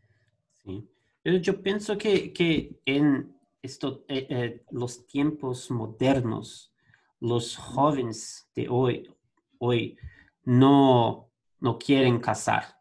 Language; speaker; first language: Spanish; non-native, learner; Portuguese